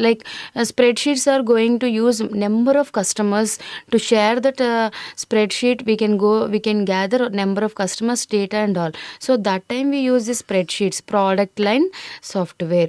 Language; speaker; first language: English; non-native, local second language; Telugu